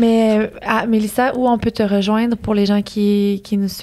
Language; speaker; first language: French; native; French